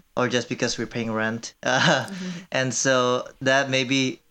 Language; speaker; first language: English; early bilingual, other home language; Korean